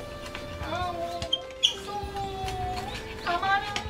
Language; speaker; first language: Japanese; native; Japanese